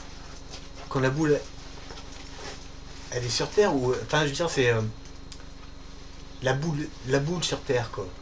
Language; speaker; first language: French; native; French